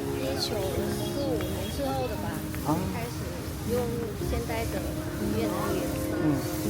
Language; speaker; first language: Chinese; non-native, fluent; Vietnamese